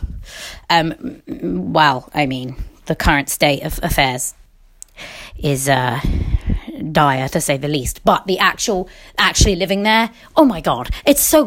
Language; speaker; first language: English; native; English